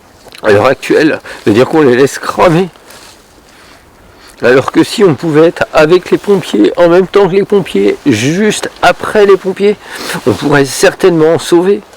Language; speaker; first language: French; native; French